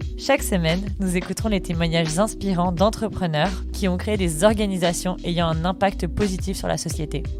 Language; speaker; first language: French; native; French